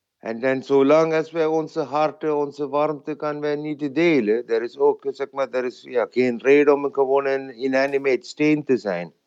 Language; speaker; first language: Dutch; non-native, fluent; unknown